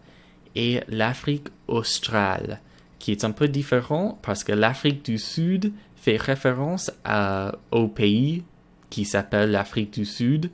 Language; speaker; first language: French; non-native, learner; English